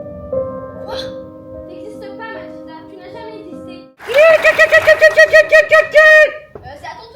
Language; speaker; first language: French; native; French